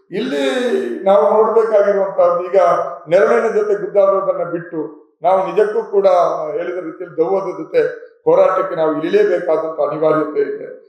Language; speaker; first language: Kannada; non-native, local second language; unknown